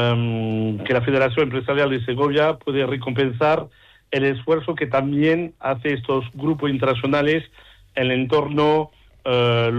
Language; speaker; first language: Spanish; non-native, fluent; French